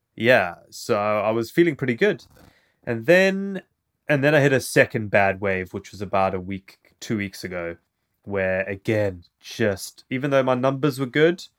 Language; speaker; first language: English; native; English